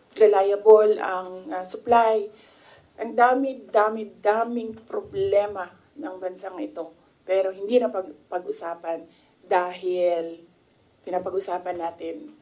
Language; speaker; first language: Filipino; non-native, local second language; Cebuano